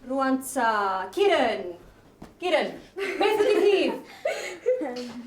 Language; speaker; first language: Welsh; native; Welsh